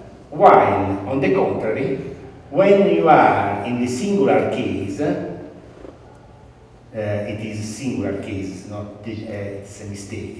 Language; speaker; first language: English; non-native, fluent; Italian